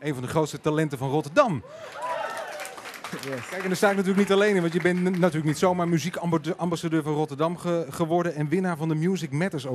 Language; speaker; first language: Dutch; native; Dutch